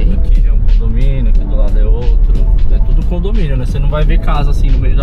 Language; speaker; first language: Portuguese; native; Portuguese